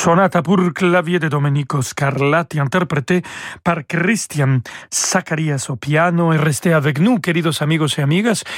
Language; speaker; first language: French; non-native, fluent; Spanish